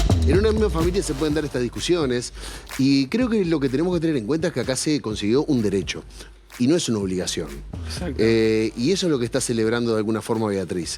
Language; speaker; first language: Spanish; native; Spanish